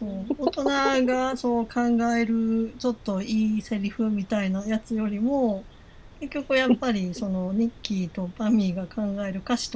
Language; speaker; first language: Japanese; native; Japanese